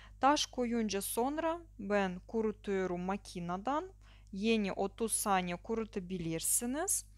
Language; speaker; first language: Turkish; non-native, learner; Russian